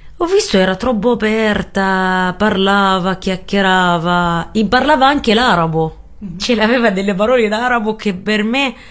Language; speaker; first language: Italian; non-native, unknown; Arabic